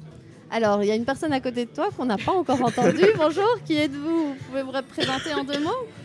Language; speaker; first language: French; native; French